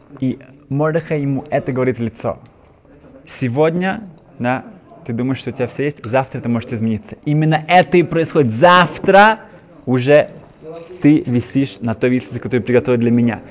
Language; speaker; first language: Russian; native; Russian